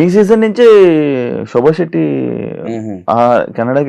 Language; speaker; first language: Telugu; native; Telugu